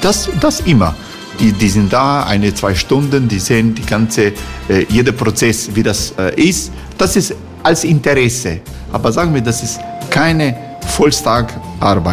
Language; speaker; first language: German; non-native, learner; Croatian